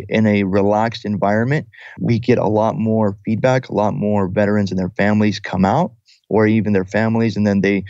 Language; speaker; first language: English; early bilingual, other home language; Russian